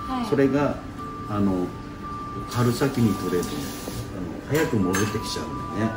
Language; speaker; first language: Japanese; native; Japanese